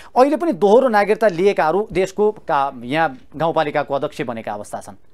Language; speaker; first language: Nepali; native; Nepali